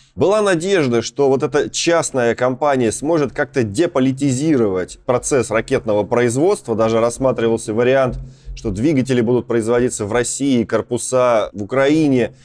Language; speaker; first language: Russian; native; Russian